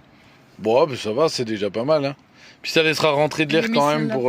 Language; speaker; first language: French; native; French